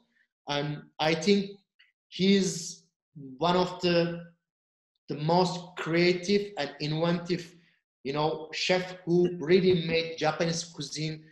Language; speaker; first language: English; non-native, fluent; Turkish